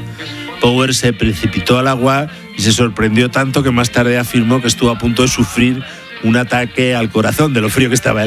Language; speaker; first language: Spanish; native; Spanish